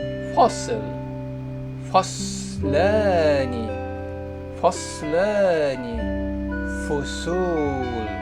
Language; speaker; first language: Arabic; non-native, fluent; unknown